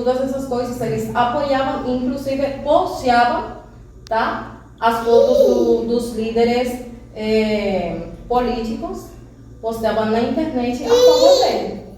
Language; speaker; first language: Portuguese; non-native, fluent; Spanish